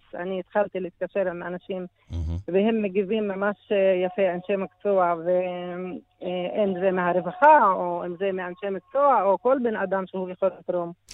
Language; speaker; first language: Hebrew; non-native, local second language; Arabic